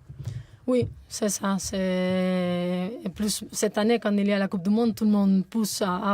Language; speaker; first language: French; non-native, fluent; Spanish